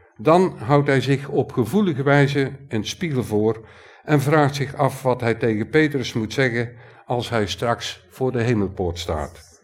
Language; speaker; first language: Dutch; native; Dutch